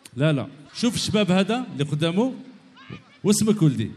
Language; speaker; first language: Arabic; native; Arabic